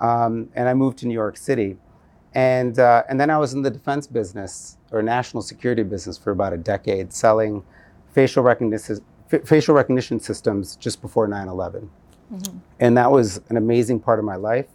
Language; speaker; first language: English; native; English